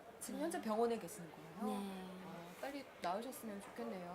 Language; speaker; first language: Korean; native; Korean